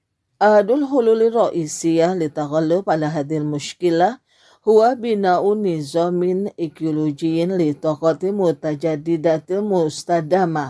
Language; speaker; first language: Arabic; non-native, fluent; Indonesian